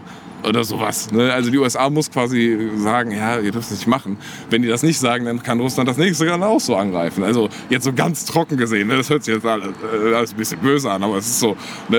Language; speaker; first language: German; native; German